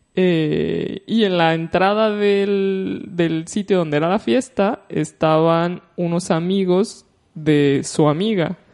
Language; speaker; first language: Spanish; native; Spanish